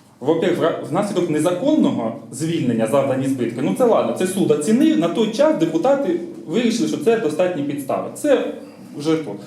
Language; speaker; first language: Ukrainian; native; Ukrainian